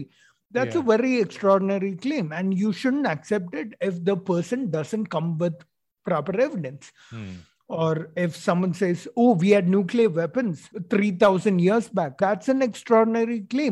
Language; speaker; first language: English; non-native, local second language; Malayalam